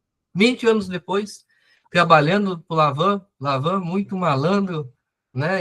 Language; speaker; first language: Portuguese; native; Portuguese